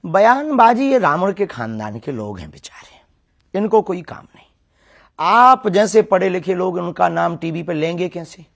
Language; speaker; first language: Hindi; native; Hindi